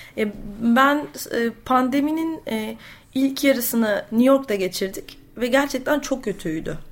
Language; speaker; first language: Turkish; native; Turkish